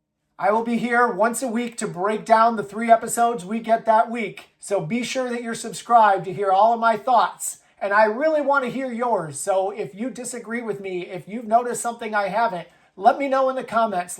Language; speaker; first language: English; native; English